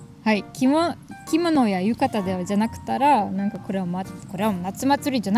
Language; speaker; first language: Japanese; non-native, learner; German